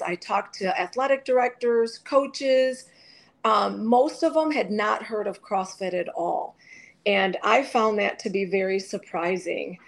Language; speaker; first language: English; native; English